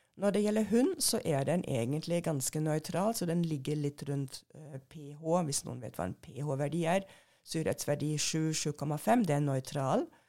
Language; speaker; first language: Norwegian; non-native, fluent; German